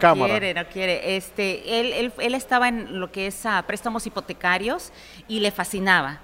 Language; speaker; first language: Spanish; early bilingual, heritage; Spanish